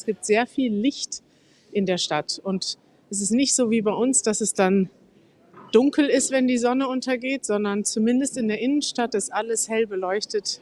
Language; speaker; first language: German; native; German